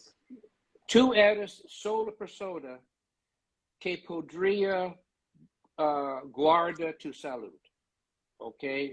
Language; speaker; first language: Spanish; non-native, learner; English